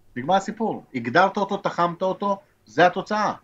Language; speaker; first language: Hebrew; non-native, fluent; Spanish